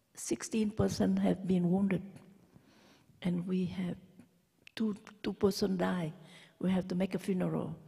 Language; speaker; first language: English; non-native, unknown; Vietnamese